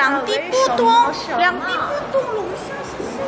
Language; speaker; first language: Chinese; non-native, learner; Korean